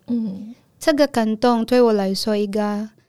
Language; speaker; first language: Chinese; non-native, learner; Filipino